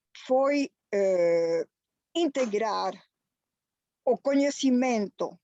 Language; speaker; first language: Portuguese; non-native, fluent; Spanish